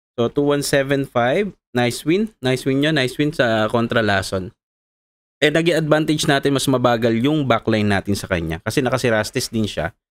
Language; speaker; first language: Filipino; native; Filipino